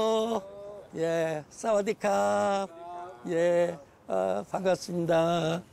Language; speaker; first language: Korean; native; Korean